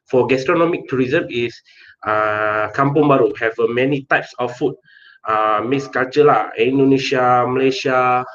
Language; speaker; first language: English; non-native, local second language; Malay